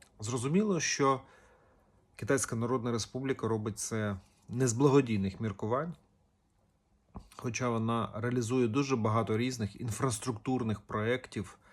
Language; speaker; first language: Ukrainian; native; Ukrainian